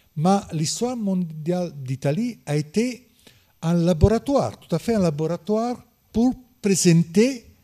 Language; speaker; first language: French; non-native, learner; Italian